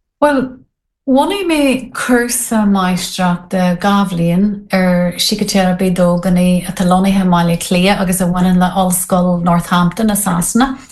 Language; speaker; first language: Irish; non-native, local second language; English